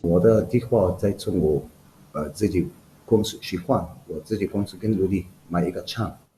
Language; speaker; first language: Chinese; non-native, fluent; Arabic